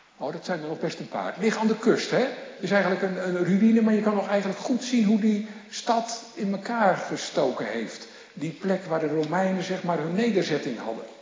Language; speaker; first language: Dutch; native; Dutch